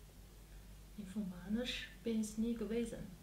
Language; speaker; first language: German; non-native, fluent; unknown